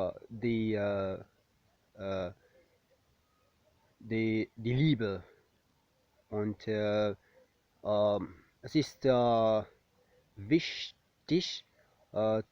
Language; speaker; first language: German; non-native, learner; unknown